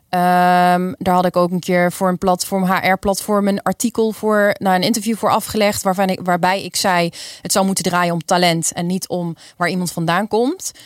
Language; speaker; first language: Dutch; native; Dutch